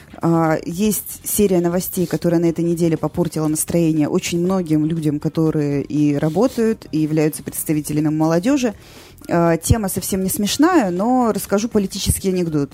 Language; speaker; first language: Russian; native; Russian